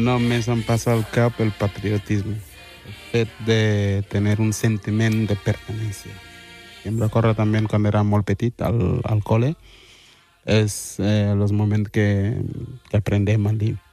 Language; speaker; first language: Catalan; early bilingual, other home language; Wolof